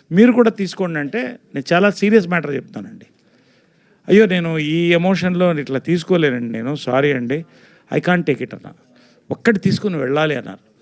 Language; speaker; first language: Telugu; native; Telugu